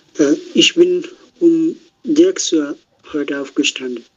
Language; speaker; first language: German; non-native, learner; Bangla